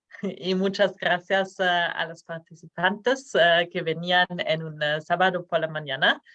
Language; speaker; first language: Spanish; non-native, fluent; Norwegian